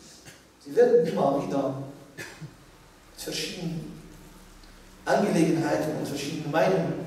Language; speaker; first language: German; non-native, fluent; Arabic